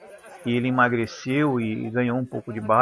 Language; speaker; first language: Portuguese; native; Portuguese